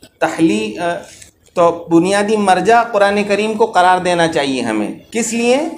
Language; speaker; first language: Urdu; native; Urdu